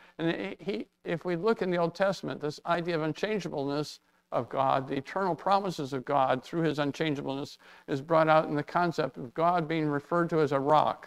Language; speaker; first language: English; native; English